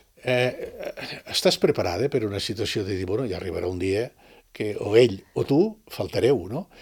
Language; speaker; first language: Catalan; native; Catalan